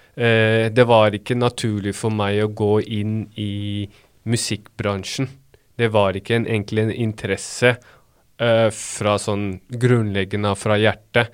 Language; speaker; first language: Norwegian; early bilingual, other home language; Baluchi